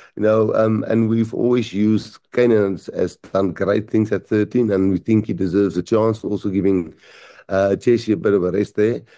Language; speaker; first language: English; non-native, local second language; Afrikaans